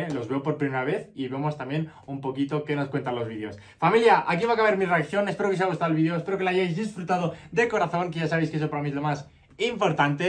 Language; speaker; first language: Spanish; native; Spanish